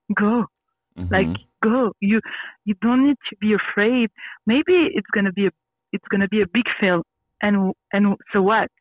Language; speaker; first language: English; non-native, learner; French